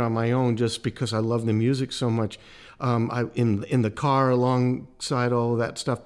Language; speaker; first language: English; native; English